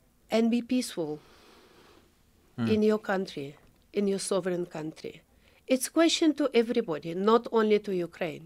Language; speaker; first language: English; non-native, fluent; Ukrainian